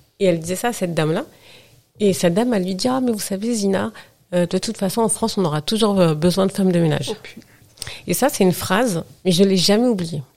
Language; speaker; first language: French; early bilingual, other home language; Arabic